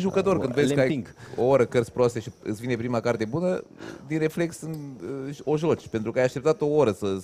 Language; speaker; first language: Romanian; native; Romanian